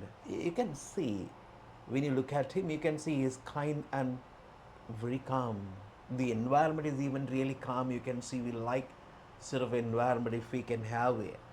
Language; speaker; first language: English; non-native, local second language; Sinhala